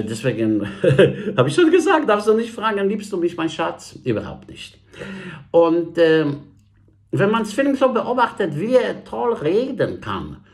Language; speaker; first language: German; non-native, fluent; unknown